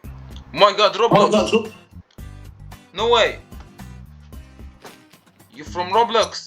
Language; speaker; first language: English; non-native, learner; Arabic